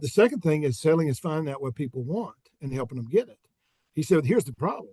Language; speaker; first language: English; native; English